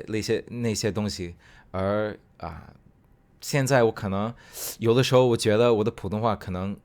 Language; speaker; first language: Chinese; non-native, fluent; Cantonese